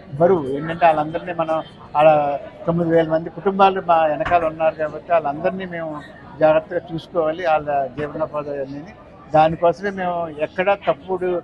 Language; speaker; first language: Telugu; native; Telugu